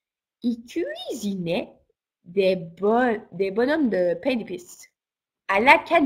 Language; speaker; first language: French; native; French